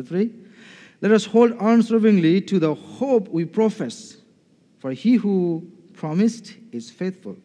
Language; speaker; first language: English; non-native, fluent; Nepali